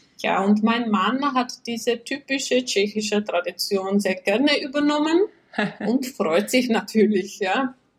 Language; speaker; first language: German; non-native, fluent; Czech